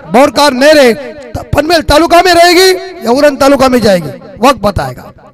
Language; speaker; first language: Hindi; non-native, local second language; Marathi